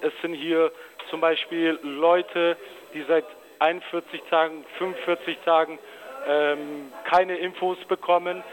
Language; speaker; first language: German; early bilingual, other home language; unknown